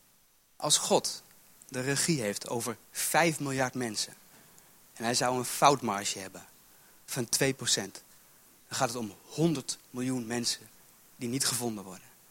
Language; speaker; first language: Dutch; native; Dutch